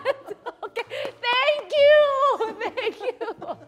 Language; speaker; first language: English; non-native, learner; Chinese